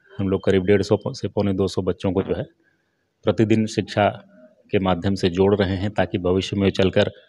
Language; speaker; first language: Hindi; native; Hindi